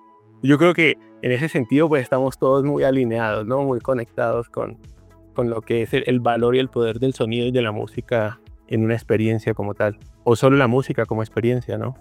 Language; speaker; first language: Spanish; native; Spanish